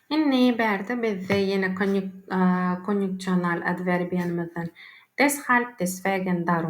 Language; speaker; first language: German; non-native, learner; Turkmen